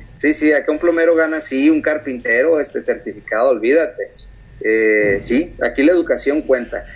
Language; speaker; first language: Spanish; native; Spanish